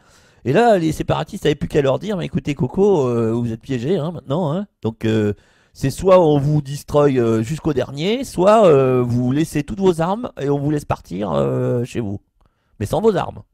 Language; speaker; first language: French; native; French